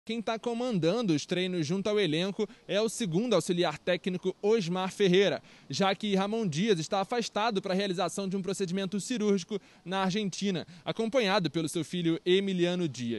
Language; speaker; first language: Portuguese; native; Portuguese